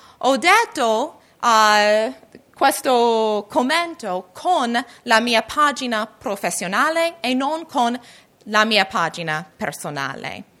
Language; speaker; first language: Italian; non-native, learner; English